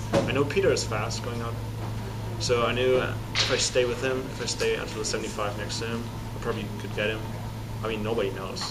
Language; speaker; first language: English; non-native, fluent; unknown